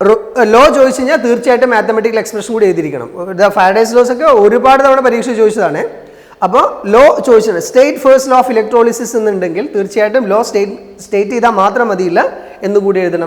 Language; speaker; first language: Malayalam; native; Malayalam